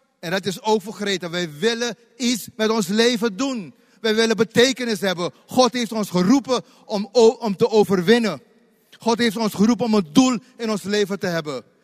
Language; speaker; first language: Dutch; native; Dutch